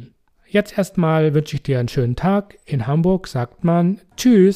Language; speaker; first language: German; native; German